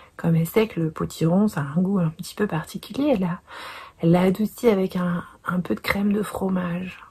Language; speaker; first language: French; native; French